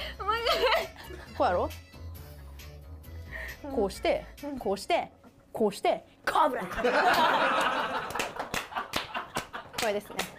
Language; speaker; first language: Japanese; native; Japanese